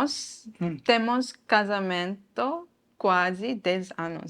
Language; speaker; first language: Portuguese; non-native, learner; Japanese